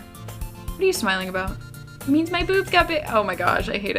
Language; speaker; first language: English; native; English